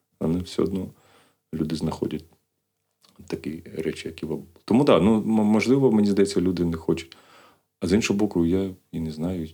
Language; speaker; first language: Ukrainian; native; Ukrainian